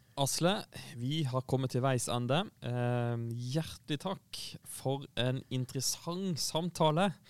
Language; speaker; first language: Norwegian; native; Norwegian